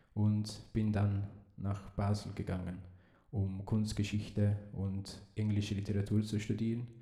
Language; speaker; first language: German; early bilingual, heritage; Italian